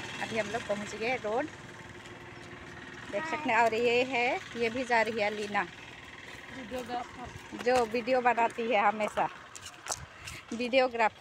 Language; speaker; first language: Hindi; non-native, local second language; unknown